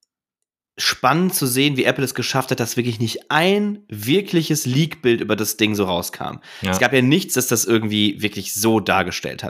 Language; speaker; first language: German; native; German